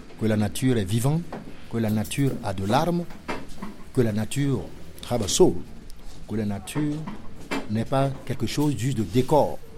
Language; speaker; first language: French; non-native, local second language; Ewe